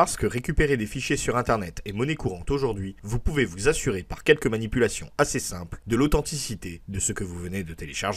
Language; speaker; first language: French; native; French